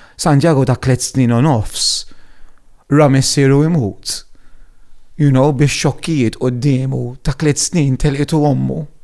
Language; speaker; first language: Maltese; non-native, fluent; Italian